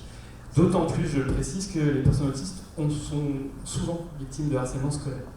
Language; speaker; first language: French; native; French